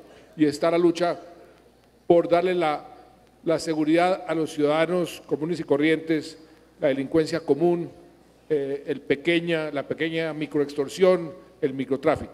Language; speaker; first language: Spanish; native; Spanish